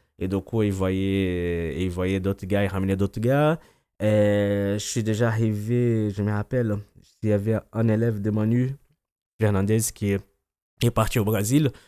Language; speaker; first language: French; non-native, fluent; Portuguese